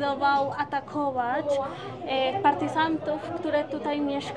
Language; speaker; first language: Polish; non-native, learner; Spanish